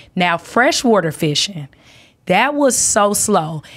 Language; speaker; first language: English; native; English